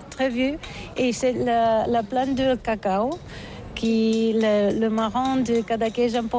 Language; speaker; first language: French; non-native, learner; Catalan